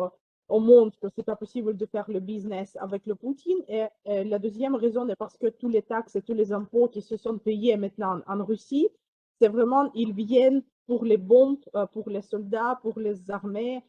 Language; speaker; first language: French; non-native, fluent; Ukrainian